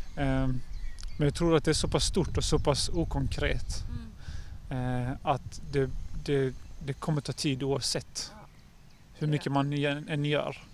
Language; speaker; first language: Swedish; native; Swedish